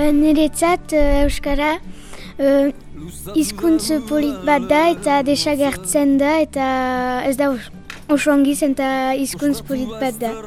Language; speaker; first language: Basque; non-native, local second language; French